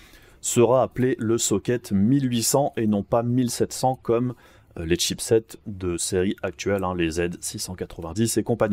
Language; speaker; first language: French; native; French